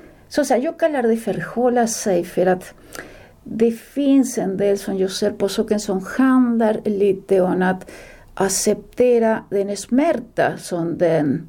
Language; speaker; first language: Swedish; non-native, fluent; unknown